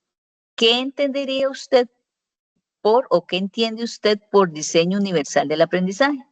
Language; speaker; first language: Spanish; native; Spanish